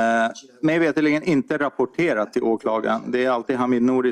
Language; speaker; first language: Swedish; native; Swedish